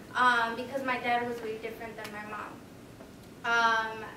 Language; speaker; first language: English; native; English